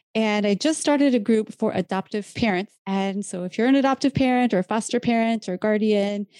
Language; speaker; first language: English; native; English